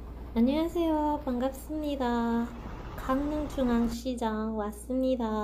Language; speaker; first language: Korean; non-native, learner; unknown